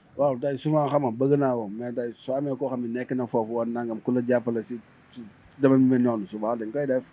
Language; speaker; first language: Wolof; native; Wolof